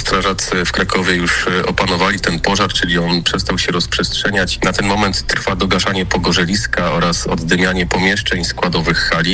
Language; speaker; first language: Polish; native; Polish